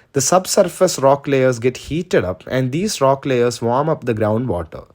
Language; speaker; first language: English; non-native, local second language; Malayalam